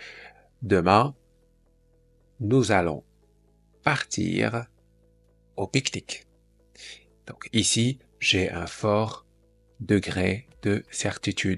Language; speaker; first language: French; non-native, fluent; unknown